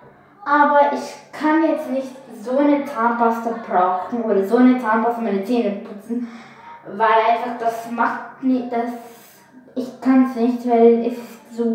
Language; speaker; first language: German; non-native, learner; Bulgarian